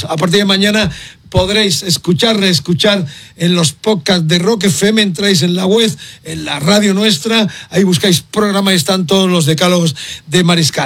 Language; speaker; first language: Spanish; native; Spanish